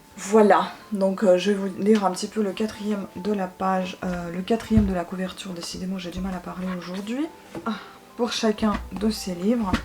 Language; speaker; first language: French; non-native, fluent; Russian